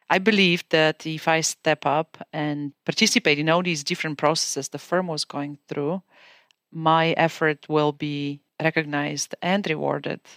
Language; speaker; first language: English; non-native, fluent; Bulgarian